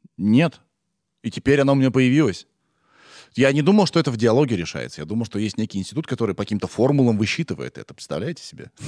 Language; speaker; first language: Russian; native; Russian